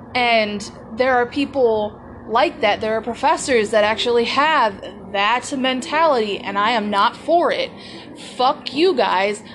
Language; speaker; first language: English; native; English